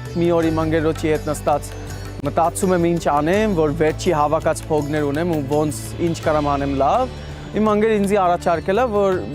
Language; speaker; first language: Armenian; non-native, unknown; Bangla